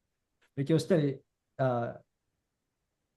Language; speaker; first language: Japanese; non-native, fluent; English